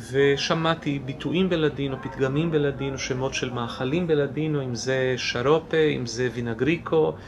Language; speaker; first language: Hebrew; non-native, fluent; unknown